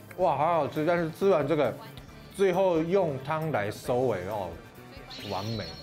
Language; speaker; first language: Chinese; non-native, fluent; Japanese